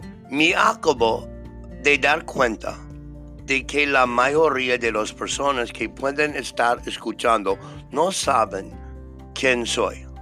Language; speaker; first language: Spanish; non-native, learner; English